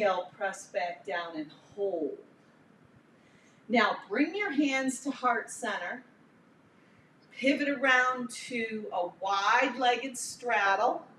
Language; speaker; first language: English; native; English